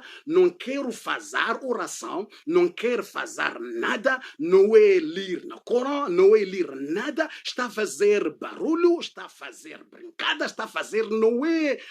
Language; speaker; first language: Portuguese; non-native, learner; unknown